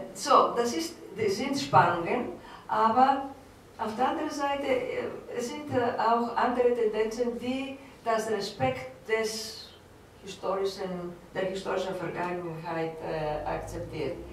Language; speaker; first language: German; non-native, fluent; Greek